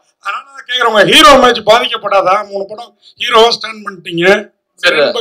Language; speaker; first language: Tamil; native; Tamil